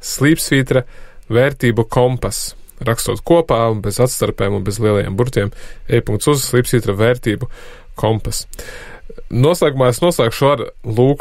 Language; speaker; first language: Latvian; native; Latvian